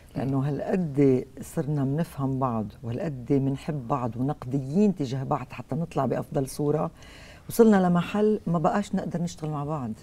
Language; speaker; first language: Arabic; native; Arabic